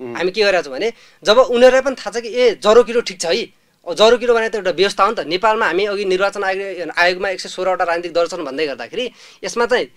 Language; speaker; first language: Nepali; native; Nepali